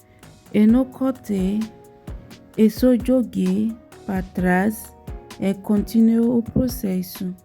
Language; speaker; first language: Portuguese; non-native, learner; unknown